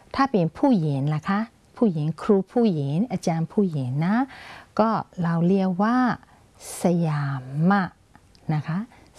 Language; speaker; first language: Thai; non-native, fluent; Burmese